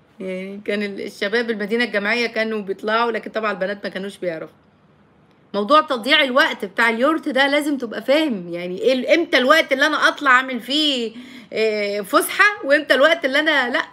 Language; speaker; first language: Arabic; native; Arabic